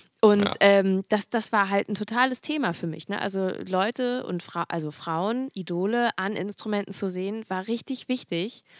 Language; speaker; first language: German; native; German